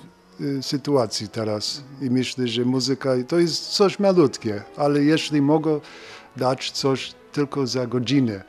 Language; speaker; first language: Polish; non-native, learner; English